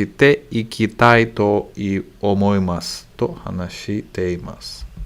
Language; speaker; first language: Japanese; non-native, learner; English